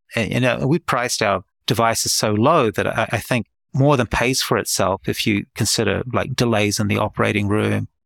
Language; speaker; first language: English; native; English